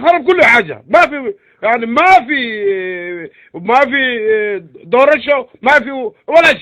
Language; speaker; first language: Arabic; non-native, learner; Somali